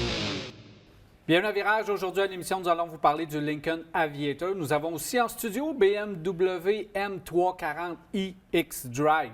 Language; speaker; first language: French; native; French